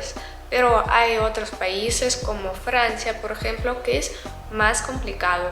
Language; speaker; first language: Spanish; non-native, fluent; Russian